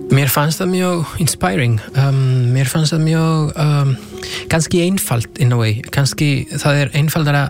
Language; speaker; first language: Icelandic; non-native, fluent; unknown